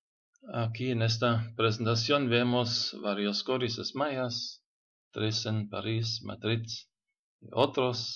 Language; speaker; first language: Spanish; non-native, fluent; German